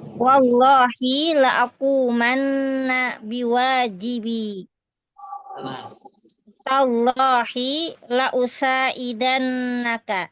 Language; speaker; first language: Arabic; non-native, learner; Indonesian